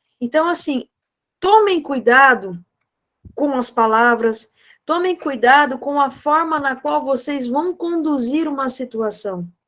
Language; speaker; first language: Portuguese; non-native, fluent; Spanish